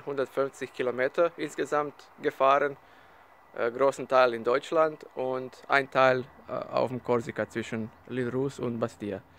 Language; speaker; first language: German; non-native, learner; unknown